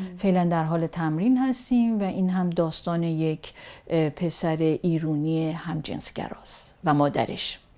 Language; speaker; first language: Persian; native; Persian